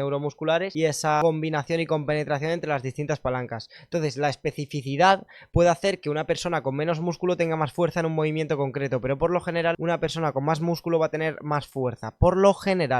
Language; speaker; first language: Spanish; native; Spanish